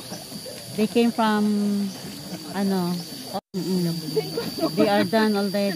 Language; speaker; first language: English; non-native, local second language; Filipino